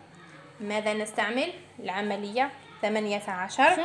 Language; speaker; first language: Arabic; native; Arabic